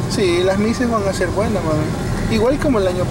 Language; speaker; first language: Spanish; native; Spanish